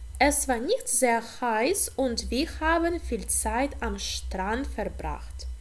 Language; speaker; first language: German; non-native, fluent; Ukrainian